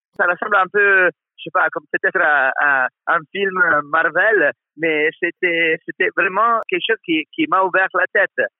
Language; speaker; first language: French; non-native, fluent; Italian